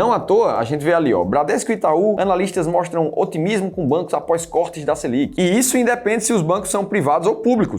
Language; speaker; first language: Portuguese; native; Portuguese